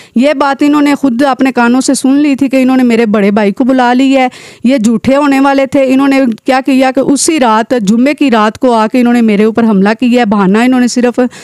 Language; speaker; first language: Urdu; non-native, local second language; Pahari-Potwari